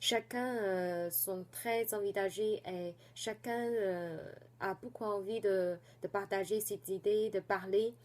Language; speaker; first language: French; non-native, fluent; Chinese